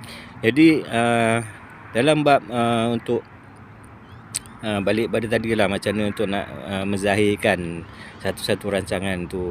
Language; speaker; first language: Malay; native; Malay